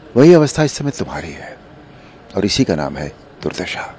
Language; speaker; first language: Hindi; native; Hindi